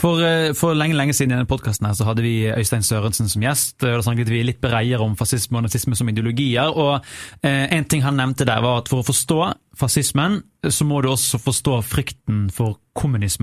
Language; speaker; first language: Norwegian; native; Norwegian